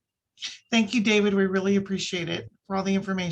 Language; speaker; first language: English; native; English